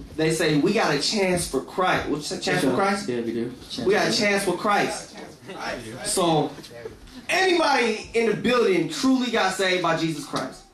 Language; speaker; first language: English; native; English